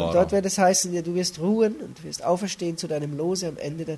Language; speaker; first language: German; native; German